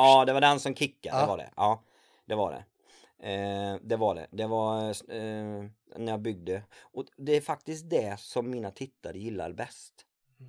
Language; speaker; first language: Swedish; native; Swedish